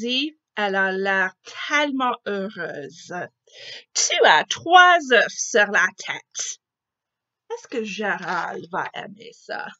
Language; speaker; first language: French; non-native, fluent; English